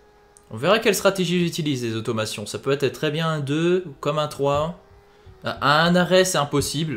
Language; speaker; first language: French; native; French